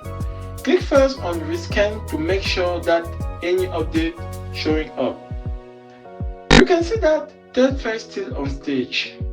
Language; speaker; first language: English; non-native, fluent; French